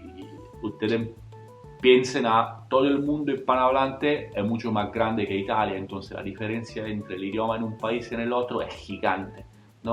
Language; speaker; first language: Spanish; non-native, fluent; Italian